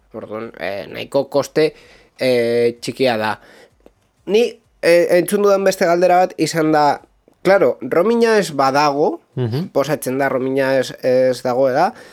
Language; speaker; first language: Basque; non-native, local second language; Spanish